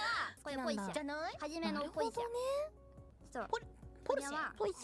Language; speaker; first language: Japanese; native; Japanese